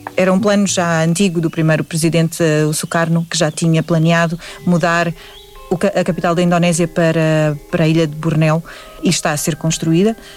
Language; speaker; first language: Portuguese; early bilingual, other home language; English